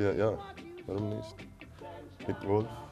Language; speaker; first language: German; non-native, learner; Italian